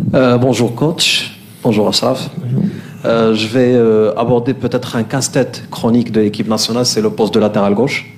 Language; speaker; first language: French; native; French